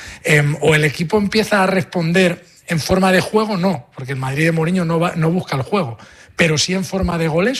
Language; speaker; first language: Spanish; native; Spanish